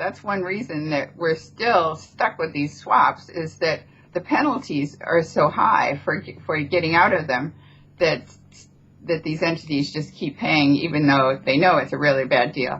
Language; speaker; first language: English; native; English